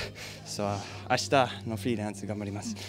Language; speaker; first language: Japanese; non-native, learner; English